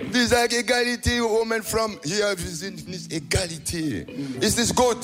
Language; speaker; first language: English; non-native, learner; French